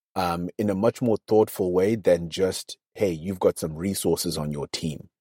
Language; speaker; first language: English; non-native, local second language; Shona